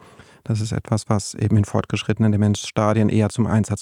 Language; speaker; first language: German; native; German